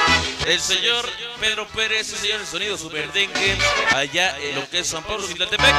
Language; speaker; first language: Spanish; native; Spanish